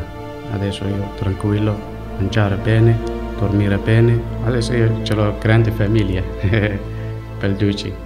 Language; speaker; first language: Italian; non-native, learner; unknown